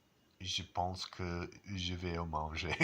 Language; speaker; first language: French; non-native, learner; English